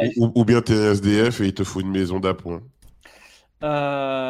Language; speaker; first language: French; native; French